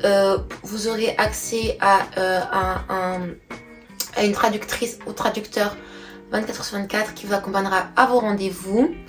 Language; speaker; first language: French; native; French